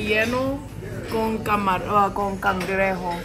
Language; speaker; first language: Spanish; early bilingual, heritage; English